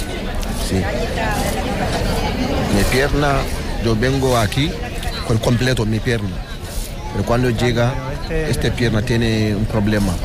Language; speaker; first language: Spanish; non-native, learner; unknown